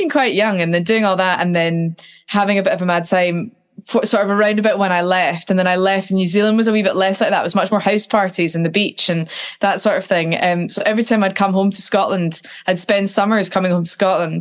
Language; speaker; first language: English; native; English